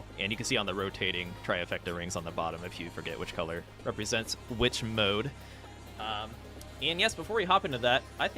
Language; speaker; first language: English; native; English